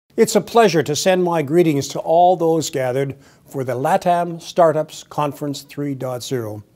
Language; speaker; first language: English; native; English